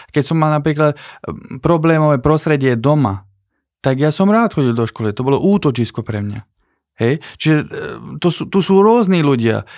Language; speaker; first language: Slovak; non-native, local second language; Hungarian